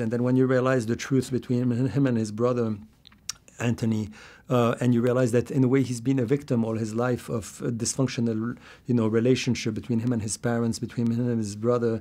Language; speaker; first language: English; non-native, fluent; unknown